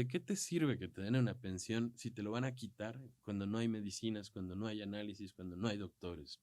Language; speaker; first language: Spanish; native; Spanish